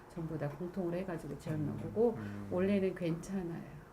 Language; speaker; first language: Korean; native; Korean